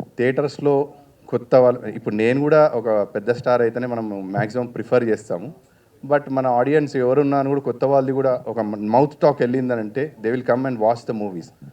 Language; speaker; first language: Telugu; native; Telugu